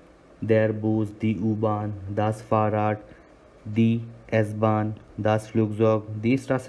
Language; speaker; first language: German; non-native, learner; Hindi